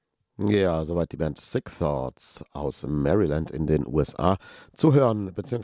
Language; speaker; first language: German; native; German